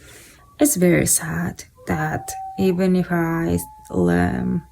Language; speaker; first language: English; non-native, fluent; Japanese